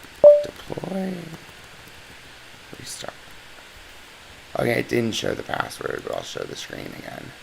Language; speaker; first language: English; native; English